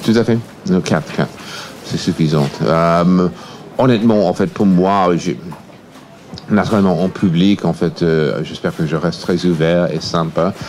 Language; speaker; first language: French; non-native, fluent; English